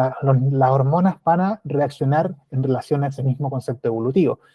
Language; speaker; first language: Spanish; native; Spanish